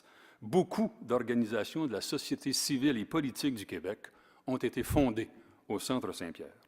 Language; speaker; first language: French; native; French